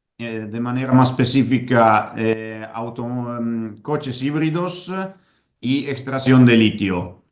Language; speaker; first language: Spanish; non-native, fluent; Italian